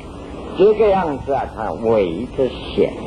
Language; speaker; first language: Chinese; native; Chinese